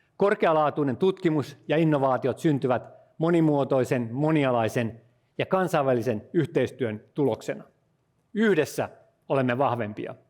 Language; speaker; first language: Finnish; native; Finnish